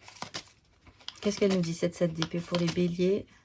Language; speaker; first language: French; native; French